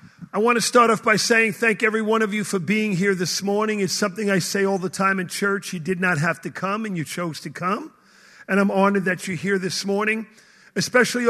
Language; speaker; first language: English; native; English